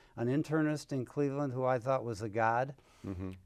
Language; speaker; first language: English; native; English